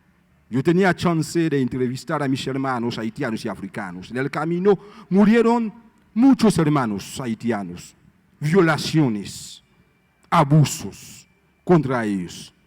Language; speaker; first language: Spanish; non-native, fluent; Haitian Creole